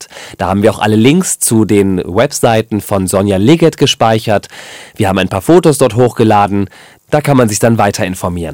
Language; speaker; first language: German; native; German